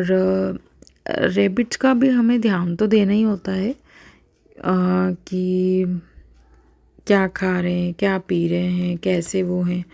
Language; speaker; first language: Hindi; native; Hindi